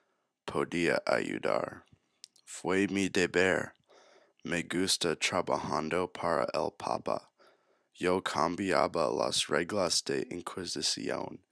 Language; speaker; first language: Spanish; non-native, learner; English